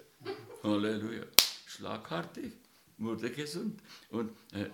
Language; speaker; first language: German; non-native, fluent; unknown